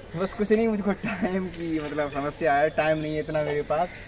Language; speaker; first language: Hindi; native; Hindi